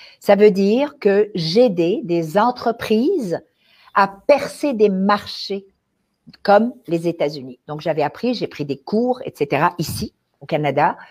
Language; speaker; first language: French; non-native, local second language; Arabic